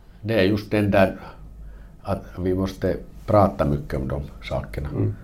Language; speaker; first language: Swedish; non-native, local second language; Finnish